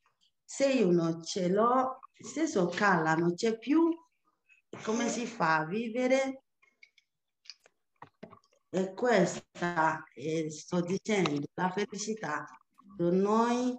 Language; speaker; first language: Italian; non-native, learner; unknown